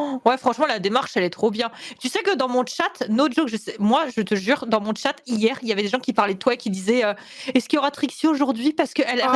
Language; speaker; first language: French; native; French